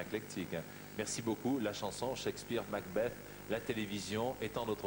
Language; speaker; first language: French; native; French